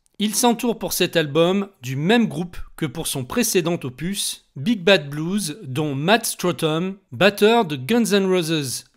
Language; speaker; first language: French; native; French